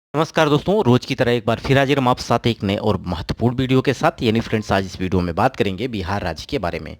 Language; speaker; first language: Hindi; native; Hindi